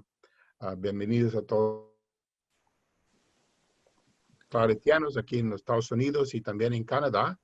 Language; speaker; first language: Spanish; early bilingual, heritage; Spanish